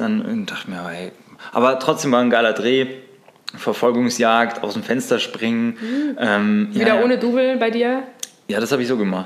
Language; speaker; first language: German; native; German